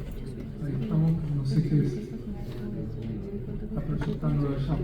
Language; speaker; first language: Spanish; native; Spanish